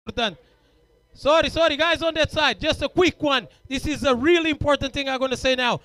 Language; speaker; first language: English; non-native, fluent; Portuguese